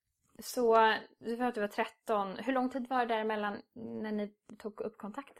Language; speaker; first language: Swedish; native; Swedish